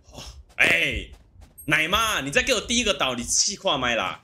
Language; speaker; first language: Chinese; native; Chinese